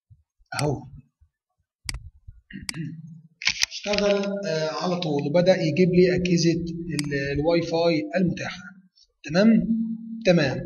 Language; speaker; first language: Arabic; native; Arabic